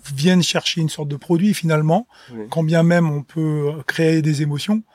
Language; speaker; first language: French; native; French